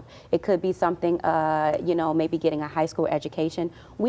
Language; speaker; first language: English; native; English